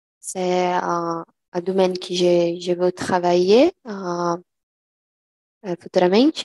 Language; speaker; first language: French; non-native, learner; Portuguese